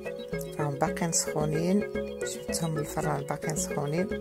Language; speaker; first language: Arabic; native; Arabic